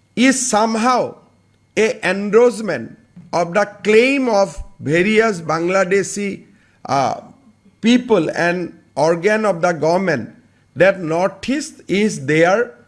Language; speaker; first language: English; non-native, local second language; Assamese